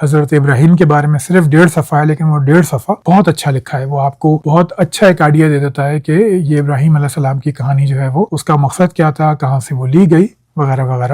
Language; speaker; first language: Urdu; native; Urdu